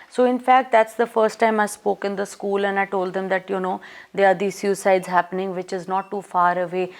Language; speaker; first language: English; non-native, local second language; Punjabi